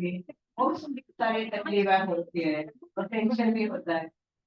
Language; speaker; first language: Hindi; non-native, local second language; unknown